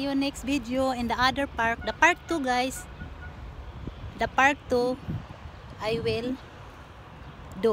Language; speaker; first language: English; non-native, learner; Filipino